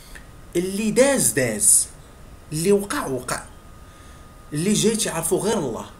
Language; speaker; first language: Arabic; native; Arabic